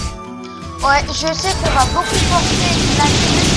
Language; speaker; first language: French; native; French